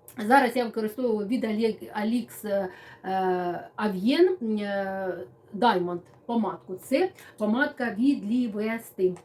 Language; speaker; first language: Ukrainian; native; Ukrainian